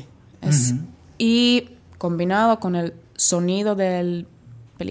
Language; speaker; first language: Spanish; non-native, learner; Finnish